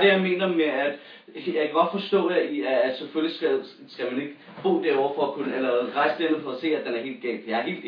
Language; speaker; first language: Danish; native; Danish